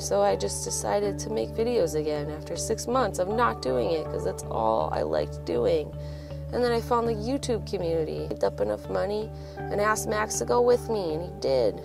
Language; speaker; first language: English; native; English